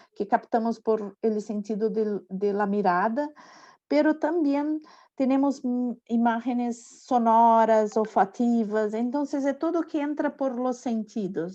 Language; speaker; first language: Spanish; non-native, learner; Portuguese